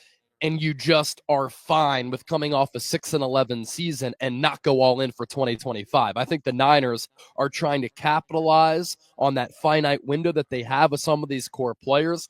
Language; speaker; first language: English; native; English